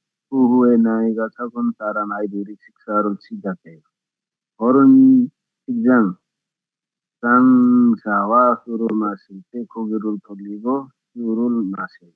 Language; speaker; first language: Korean; non-native, learner; Nepali